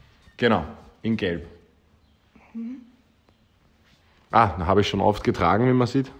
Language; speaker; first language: German; native; German